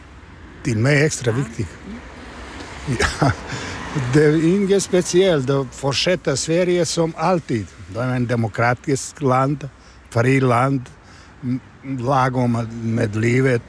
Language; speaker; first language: Swedish; non-native, learner; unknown